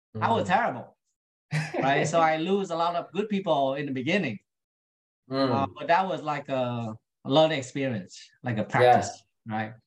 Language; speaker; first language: English; non-native, fluent; Vietnamese